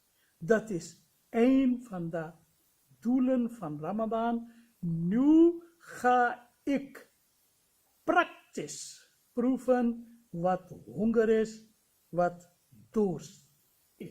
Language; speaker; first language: Dutch; non-native, fluent; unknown